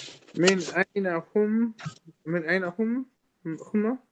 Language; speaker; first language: Arabic; non-native, learner; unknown